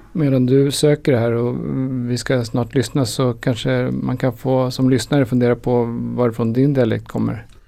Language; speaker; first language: Swedish; native; Swedish